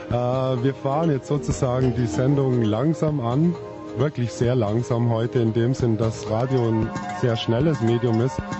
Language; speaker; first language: German; native; German